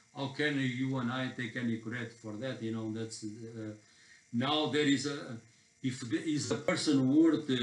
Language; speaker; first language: English; non-native, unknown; Portuguese